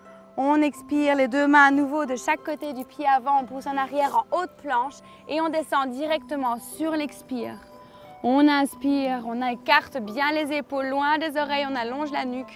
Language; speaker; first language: French; native; French